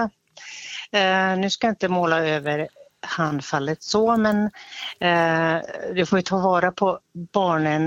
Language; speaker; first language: Swedish; native; Swedish